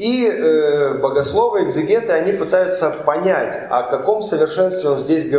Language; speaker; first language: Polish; non-native, learner; Russian